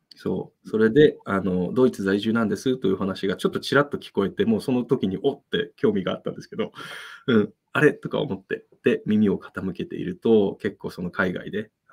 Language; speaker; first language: Japanese; native; Japanese